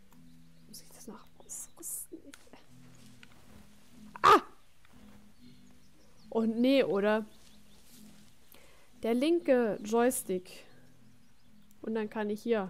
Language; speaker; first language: German; native; German